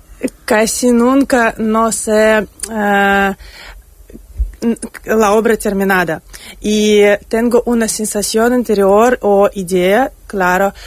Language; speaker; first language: Spanish; non-native, learner; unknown